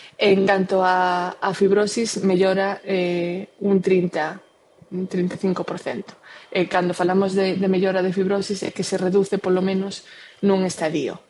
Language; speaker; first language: Galician; non-native, local second language; Spanish